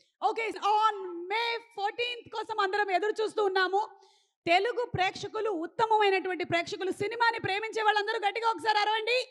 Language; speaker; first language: Telugu; native; Telugu